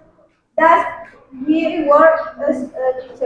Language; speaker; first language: English; non-native, learner; Indonesian